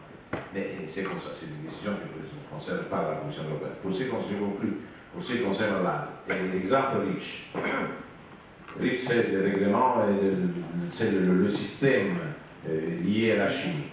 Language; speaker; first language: French; non-native, fluent; Italian